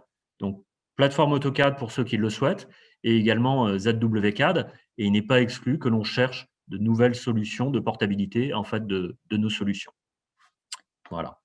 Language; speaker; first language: French; native; French